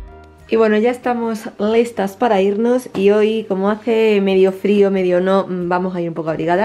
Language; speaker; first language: Spanish; native; Spanish